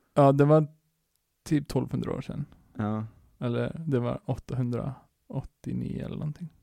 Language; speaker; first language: Swedish; non-native, fluent; Icelandic